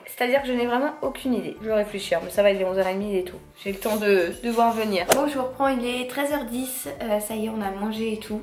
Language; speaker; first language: French; native; French